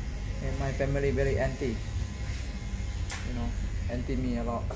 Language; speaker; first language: English; non-native, learner; Thai